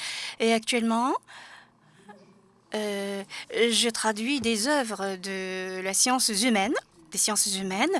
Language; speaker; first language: French; non-native, fluent; Japanese